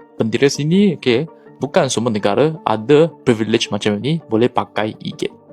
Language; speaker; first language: Malay; native; Malay